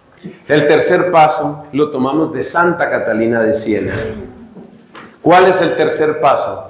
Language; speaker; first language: Spanish; native; Spanish